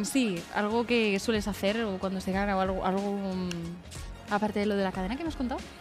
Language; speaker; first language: Spanish; native; Spanish